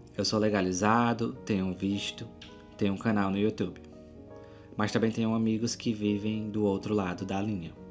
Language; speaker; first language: Portuguese; native; Portuguese